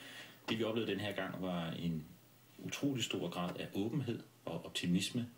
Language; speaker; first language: Danish; native; Danish